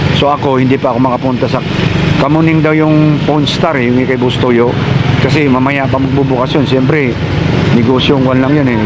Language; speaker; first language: Filipino; native; Filipino